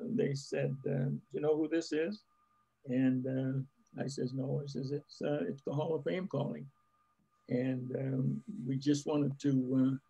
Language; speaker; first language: English; native; English